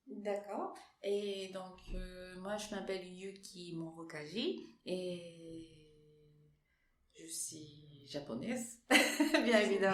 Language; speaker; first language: French; non-native, fluent; Japanese